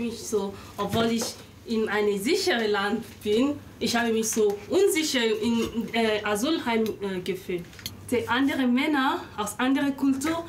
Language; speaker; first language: German; non-native, learner; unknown